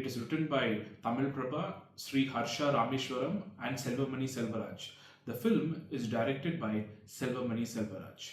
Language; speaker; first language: English; non-native, local second language; Tamil